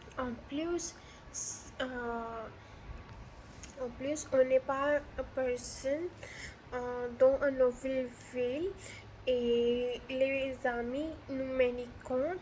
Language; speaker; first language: French; non-native, learner; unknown